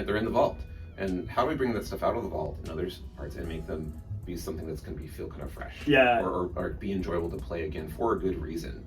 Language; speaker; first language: English; native; English